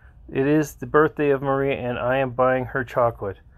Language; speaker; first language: English; native; English